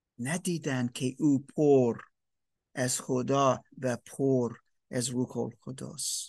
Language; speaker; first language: Persian; non-native, learner; English